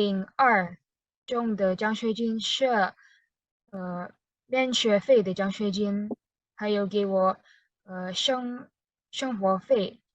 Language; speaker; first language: Chinese; non-native, learner; Indonesian